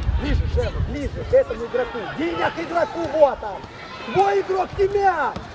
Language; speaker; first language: Russian; native; Russian